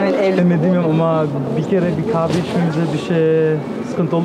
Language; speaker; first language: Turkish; early bilingual, heritage; Turkish